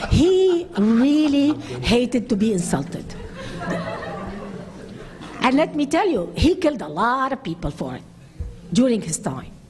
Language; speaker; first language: English; non-native, fluent; Arabic